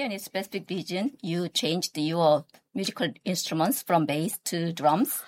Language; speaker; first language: English; non-native, learner; Korean